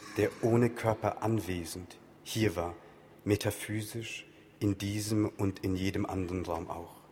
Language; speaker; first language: German; early bilingual, other home language; Tamil